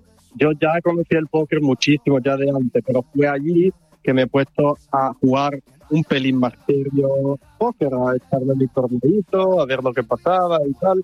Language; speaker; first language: Spanish; non-native, fluent; Italian